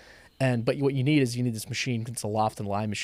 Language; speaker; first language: English; native; English